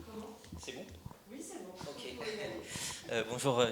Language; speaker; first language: French; native; French